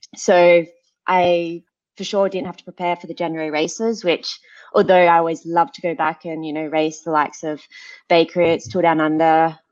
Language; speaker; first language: English; native; English